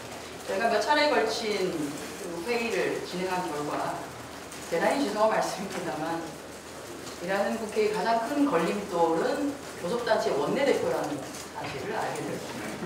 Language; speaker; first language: Korean; native; Korean